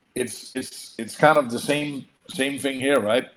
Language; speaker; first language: English; non-native, fluent; Danish